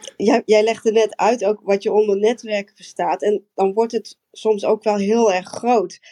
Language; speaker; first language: Dutch; native; Dutch